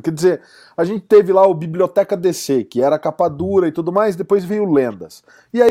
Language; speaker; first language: Portuguese; native; Portuguese